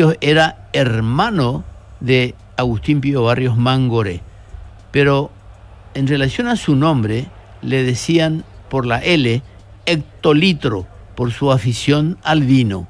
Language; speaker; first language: Spanish; native; Spanish